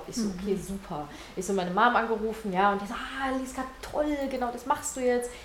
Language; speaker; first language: German; early bilingual, other home language; Russian